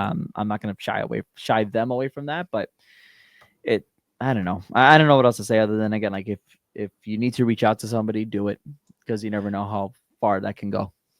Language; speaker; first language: English; native; English